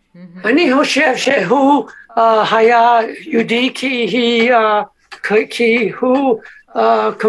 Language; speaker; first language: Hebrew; non-native, learner; English